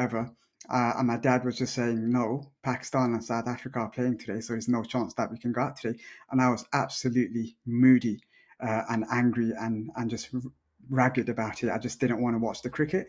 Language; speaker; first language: English; native; English